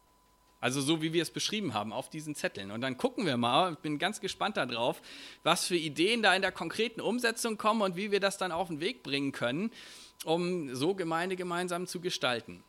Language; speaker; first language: German; native; German